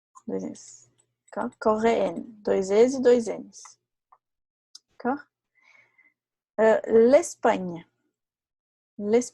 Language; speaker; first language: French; non-native, fluent; Portuguese